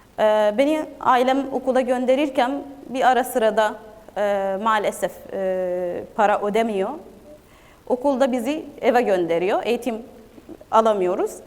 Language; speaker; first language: Turkish; non-native, fluent; Arabic